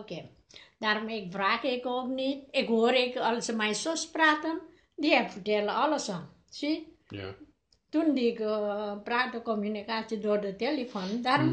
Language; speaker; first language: Dutch; non-native, learner; Nepali